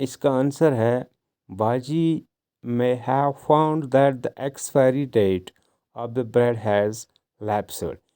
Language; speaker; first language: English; non-native, local second language; Urdu